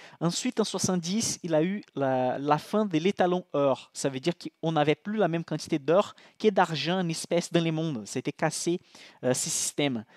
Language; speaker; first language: French; non-native, fluent; Portuguese